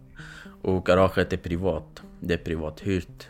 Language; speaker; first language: Swedish; non-native, fluent; Kurdish